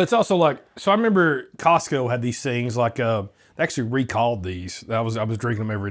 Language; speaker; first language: English; native; English